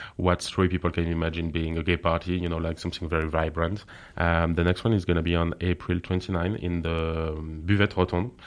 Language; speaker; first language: English; non-native, fluent; French